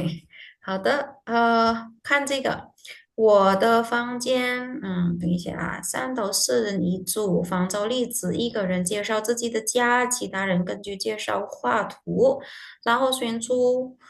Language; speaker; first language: Chinese; non-native, fluent; Indonesian